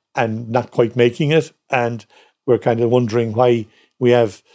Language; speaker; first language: English; native; English